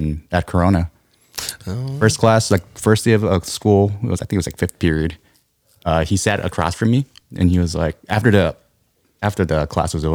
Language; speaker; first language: English; non-native, fluent; Korean